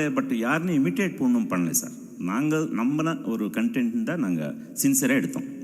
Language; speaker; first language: Tamil; non-native, fluent; Telugu